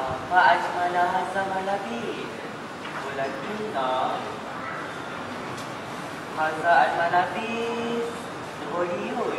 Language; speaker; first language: Arabic; non-native, learner; Malay